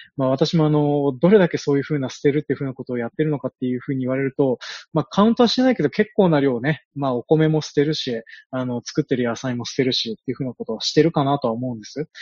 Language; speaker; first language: Japanese; native; Japanese